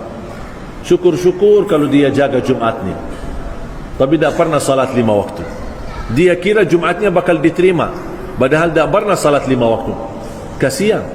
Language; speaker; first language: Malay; non-native, fluent; Arabic